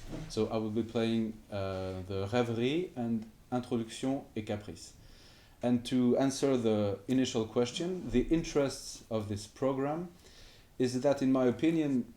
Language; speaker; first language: English; non-native, fluent; French